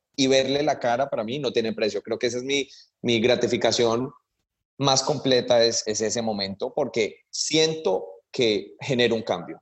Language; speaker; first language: Spanish; early bilingual, heritage; Spanish